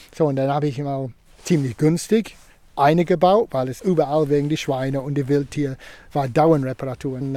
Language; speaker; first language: German; non-native, fluent; English